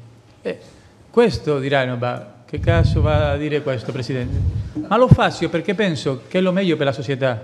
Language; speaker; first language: Italian; non-native, fluent; Spanish